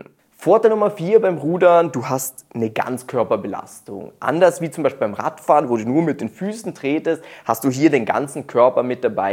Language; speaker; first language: German; native; German